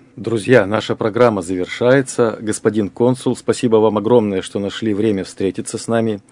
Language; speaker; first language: Russian; native; Russian